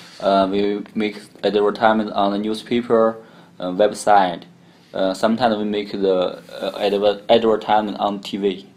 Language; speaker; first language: English; non-native, learner; Chinese